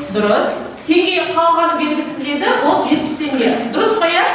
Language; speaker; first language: Kazakh; native; Kazakh